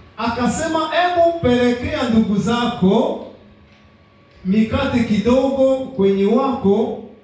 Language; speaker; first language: Swahili; native; Swahili